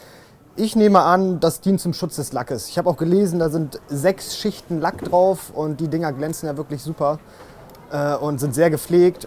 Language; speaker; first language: German; native; German